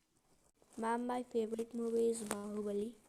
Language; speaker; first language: English; non-native, learner; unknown